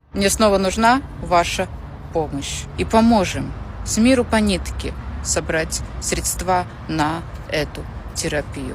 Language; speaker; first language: Russian; native; Russian